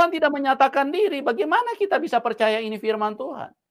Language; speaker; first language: Indonesian; native; Indonesian